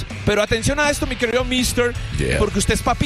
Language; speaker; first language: Spanish; native; Spanish